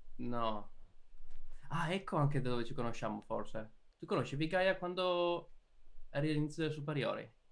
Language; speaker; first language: Italian; native; Italian